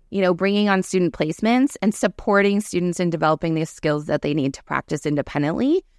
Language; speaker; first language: English; native; English